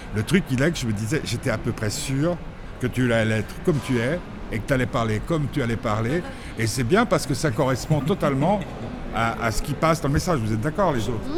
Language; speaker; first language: French; native; French